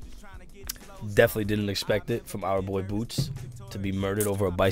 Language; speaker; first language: English; native; English